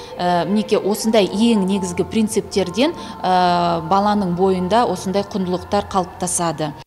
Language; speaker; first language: Kazakh; native; Kazakh